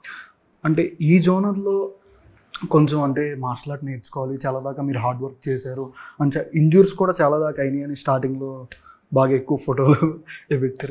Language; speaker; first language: Telugu; native; Telugu